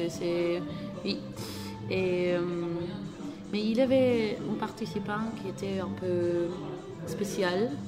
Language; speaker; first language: French; non-native, learner; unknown